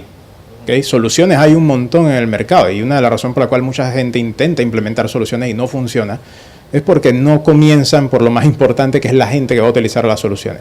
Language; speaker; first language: Spanish; native; Spanish